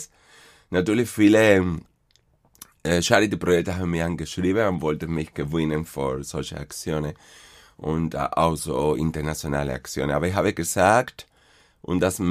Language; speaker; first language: German; non-native, fluent; Spanish